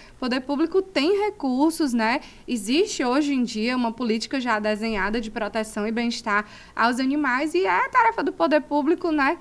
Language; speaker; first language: Portuguese; native; Portuguese